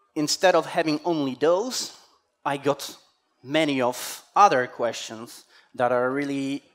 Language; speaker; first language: English; non-native, fluent; Polish